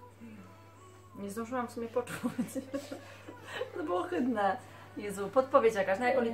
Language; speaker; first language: Polish; native; Polish